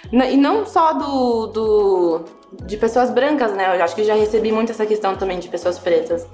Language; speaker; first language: Portuguese; early bilingual, other home language; German